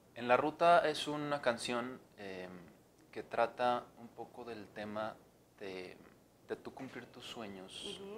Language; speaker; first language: Spanish; native; Spanish